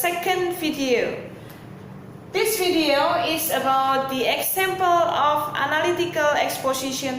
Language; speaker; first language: English; non-native, local second language; Indonesian